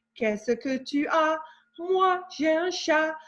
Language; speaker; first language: French; non-native, learner; English